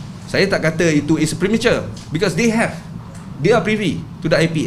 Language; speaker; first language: English; non-native, local second language; Malay